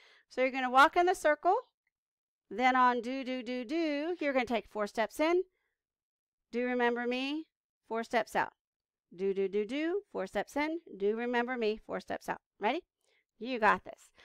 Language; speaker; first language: English; native; English